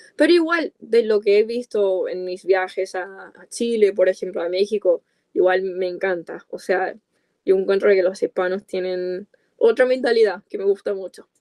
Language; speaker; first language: Spanish; non-native, fluent; English